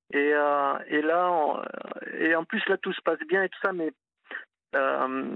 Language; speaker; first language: French; native; French